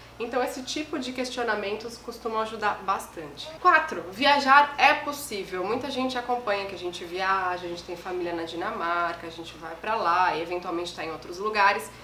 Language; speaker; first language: Portuguese; native; Portuguese